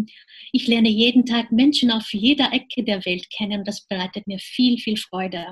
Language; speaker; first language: German; non-native, fluent; Japanese